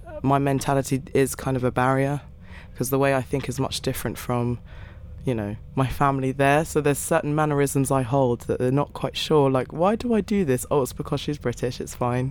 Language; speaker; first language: English; native; English